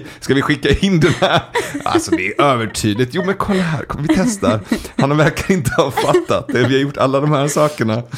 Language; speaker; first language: Swedish; early bilingual, other home language; Persian